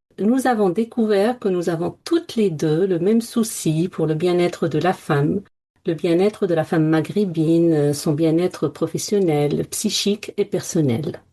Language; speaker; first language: French; non-native, local second language; Arabic